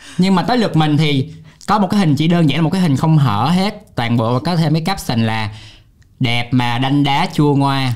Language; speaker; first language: Vietnamese; native; Vietnamese